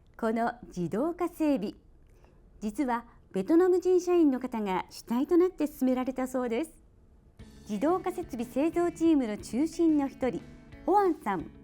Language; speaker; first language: Japanese; native; Japanese